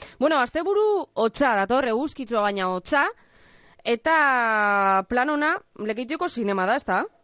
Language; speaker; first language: Basque; native; Basque